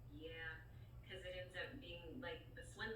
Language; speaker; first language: English; native; English